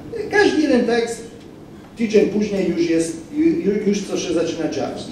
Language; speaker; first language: Polish; non-native, fluent; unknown